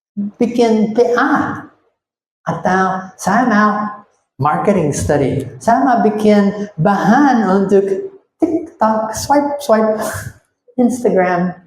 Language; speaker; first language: Indonesian; non-native, fluent; English